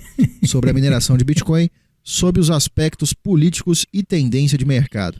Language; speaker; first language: Portuguese; native; Portuguese